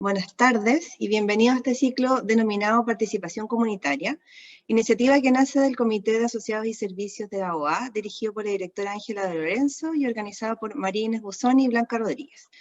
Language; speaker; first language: Spanish; native; Spanish